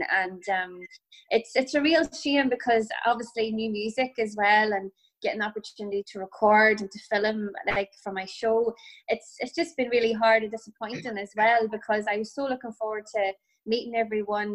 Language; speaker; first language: English; native; English